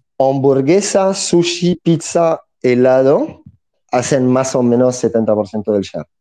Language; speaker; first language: Spanish; non-native, fluent; French